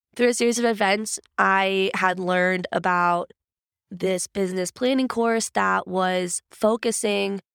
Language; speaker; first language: English; native; English